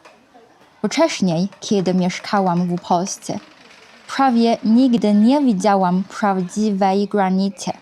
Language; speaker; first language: Polish; non-native, fluent; Chinese